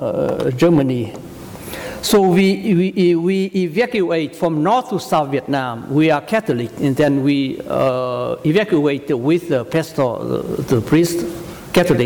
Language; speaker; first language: English; non-native, learner; Vietnamese